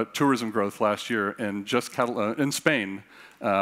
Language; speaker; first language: English; native; English